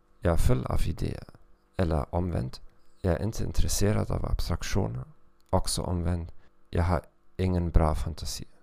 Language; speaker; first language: Swedish; non-native, fluent; German